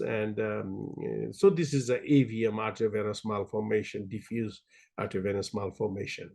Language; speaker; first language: English; non-native, local second language; Nepali